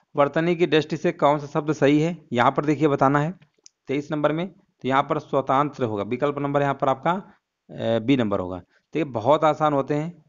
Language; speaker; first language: Hindi; native; Hindi